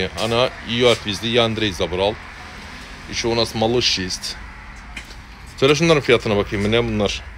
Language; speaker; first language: Russian; non-native, learner; Turkish